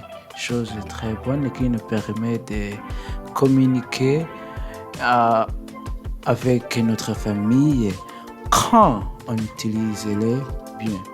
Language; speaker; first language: French; non-native, learner; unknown